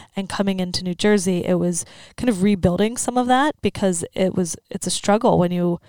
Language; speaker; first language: English; native; English